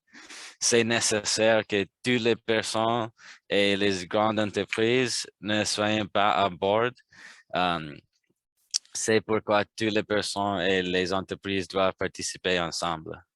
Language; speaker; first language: French; non-native, learner; English